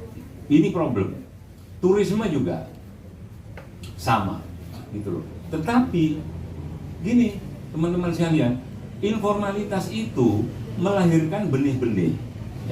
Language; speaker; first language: Indonesian; non-native, local second language; Javanese